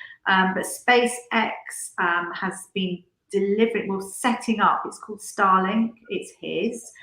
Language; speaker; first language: English; native; English